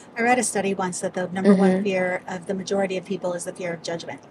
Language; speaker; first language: English; early bilingual, other home language; Spanish